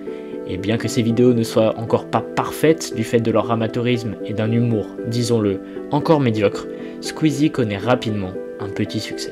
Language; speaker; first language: French; native; French